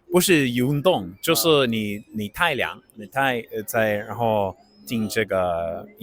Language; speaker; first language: Chinese; non-native, learner; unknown